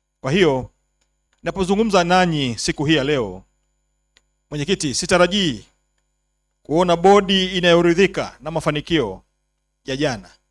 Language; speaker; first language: Swahili; native; Swahili